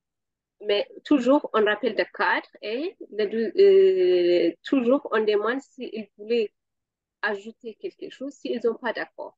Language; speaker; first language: French; non-native, learner; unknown